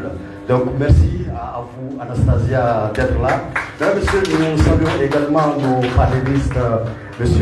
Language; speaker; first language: French; native; French